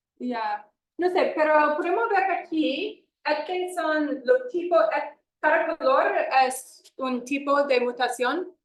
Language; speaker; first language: Spanish; non-native, fluent; English